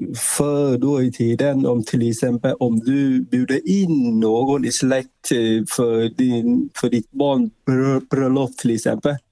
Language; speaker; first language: Swedish; non-native, fluent; Vietnamese